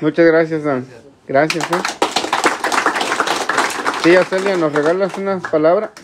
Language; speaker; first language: Spanish; native; Spanish